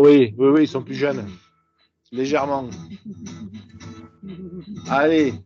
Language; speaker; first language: French; native; French